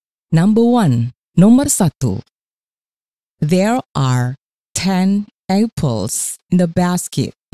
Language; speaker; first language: English; non-native, fluent; Indonesian